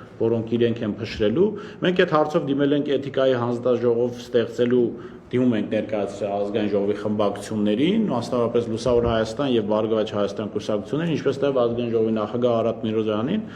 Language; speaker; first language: Armenian; non-native, local second language; Kurdish